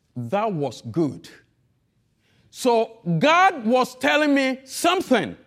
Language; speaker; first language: English; non-native, fluent; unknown